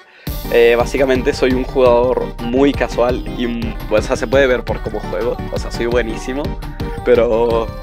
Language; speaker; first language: Spanish; native; Spanish